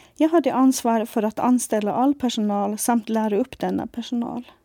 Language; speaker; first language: Swedish; non-native, fluent; Faroese